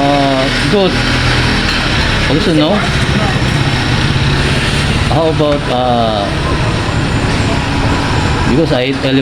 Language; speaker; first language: English; non-native, learner; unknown